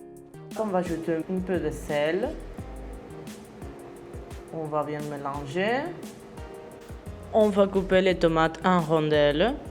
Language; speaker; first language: French; non-native, fluent; Spanish